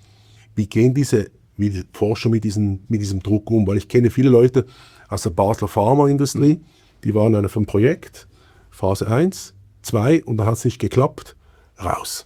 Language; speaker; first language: German; native; German